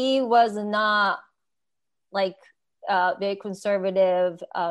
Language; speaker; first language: English; non-native, learner; Japanese